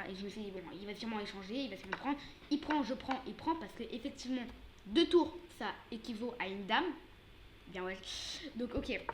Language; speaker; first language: French; native; French